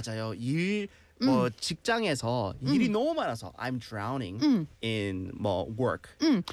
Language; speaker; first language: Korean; early bilingual, heritage; Korean